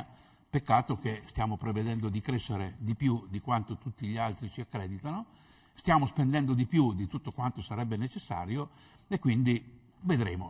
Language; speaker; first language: Italian; native; Italian